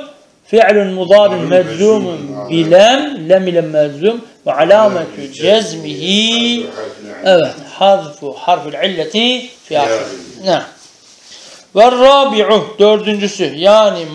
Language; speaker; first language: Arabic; non-native, fluent; Turkish